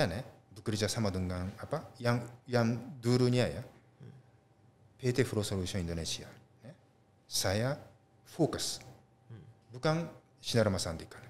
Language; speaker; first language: Indonesian; non-native, learner; Japanese